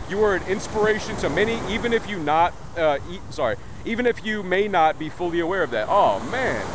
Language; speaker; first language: English; native; English